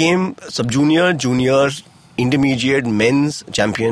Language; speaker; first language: English; non-native, local second language; Hindi